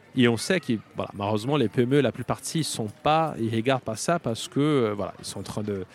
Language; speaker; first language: French; non-native, fluent; Portuguese